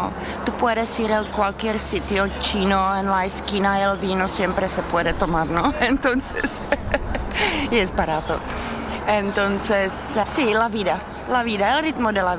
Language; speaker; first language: Spanish; non-native, learner; Czech